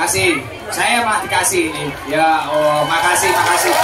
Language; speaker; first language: Indonesian; non-native, local second language; Javanese